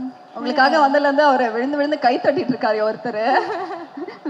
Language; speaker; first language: Tamil; native; Tamil